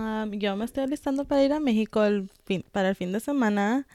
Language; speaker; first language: Spanish; early bilingual, heritage; Spanish